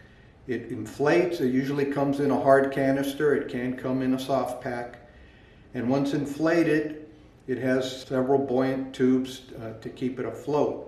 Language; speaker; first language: English; native; English